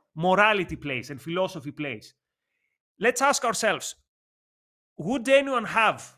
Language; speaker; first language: English; non-native, fluent; Greek